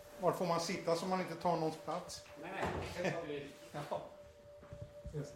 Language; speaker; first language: Swedish; non-native, local second language; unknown